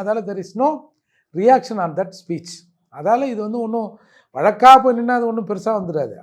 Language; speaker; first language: Tamil; native; Tamil